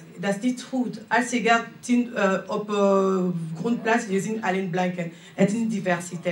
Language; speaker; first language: Dutch; non-native, learner; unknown